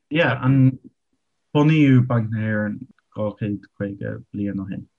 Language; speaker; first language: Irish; non-native, local second language; English